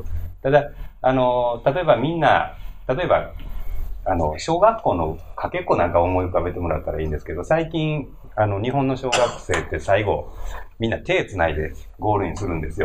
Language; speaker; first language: Japanese; native; Japanese